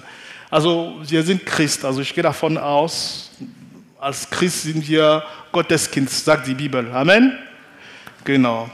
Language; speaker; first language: German; non-native, fluent; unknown